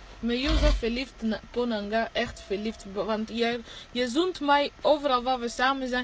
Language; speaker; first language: Dutch; early bilingual, other home language; Lingala